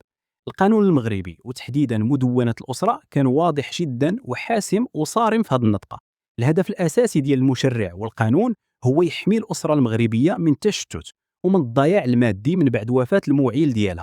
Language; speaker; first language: Arabic; native; Arabic